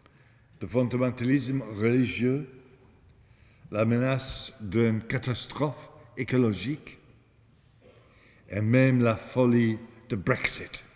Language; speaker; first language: French; non-native, fluent; English